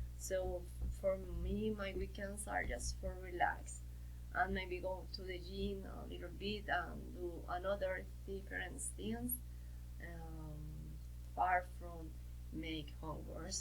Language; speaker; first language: English; non-native, learner; Spanish